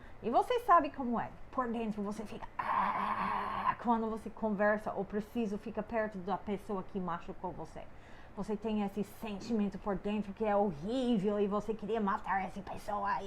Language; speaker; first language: Portuguese; non-native, fluent; English